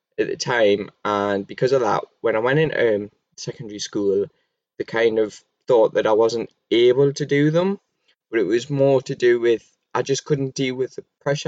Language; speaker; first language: English; native; English